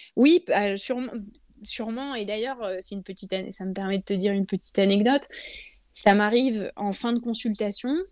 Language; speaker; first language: French; native; French